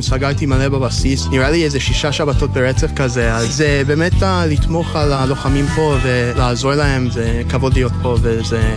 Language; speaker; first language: Hebrew; non-native, fluent; English